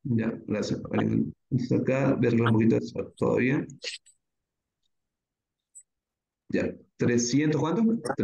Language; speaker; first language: Spanish; native; Spanish